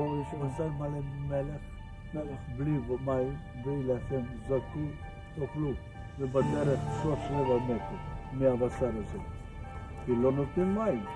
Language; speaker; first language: Hebrew; early bilingual, other home language; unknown